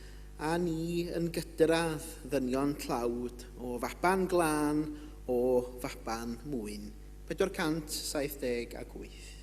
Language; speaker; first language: Welsh; native; Welsh